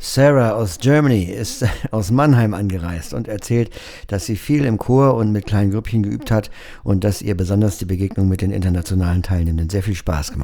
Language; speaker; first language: German; native; German